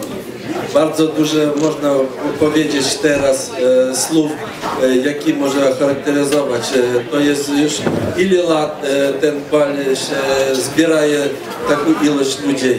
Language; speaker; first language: Polish; early bilingual, heritage; Ukrainian